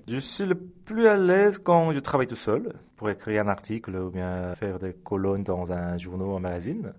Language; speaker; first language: French; early bilingual, other home language; Korean